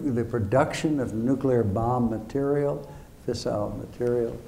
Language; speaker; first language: English; native; English